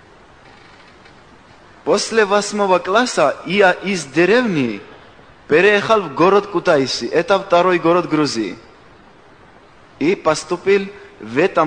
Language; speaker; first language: Russian; non-native, local second language; Georgian